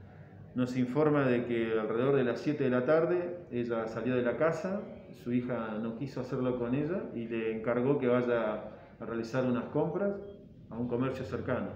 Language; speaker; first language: Spanish; native; Spanish